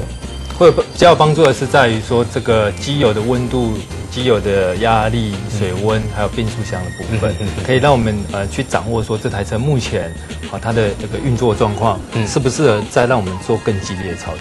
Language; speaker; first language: Chinese; native; Chinese